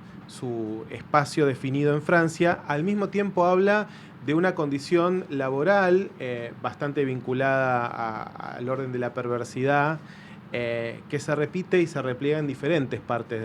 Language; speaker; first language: Spanish; native; Spanish